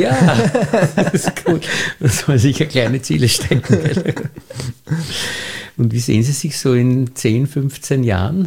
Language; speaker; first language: German; native; German